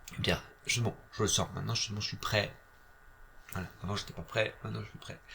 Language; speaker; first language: French; native; French